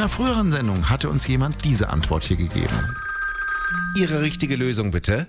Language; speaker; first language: German; native; German